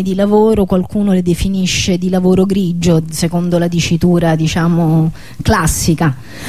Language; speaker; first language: Italian; native; Italian